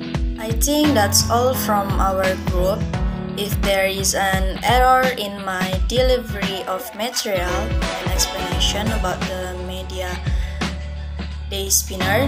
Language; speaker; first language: English; non-native, learner; Indonesian